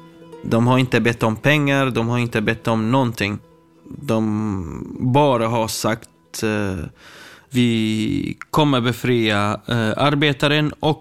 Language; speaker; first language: Swedish; non-native, fluent; Kurdish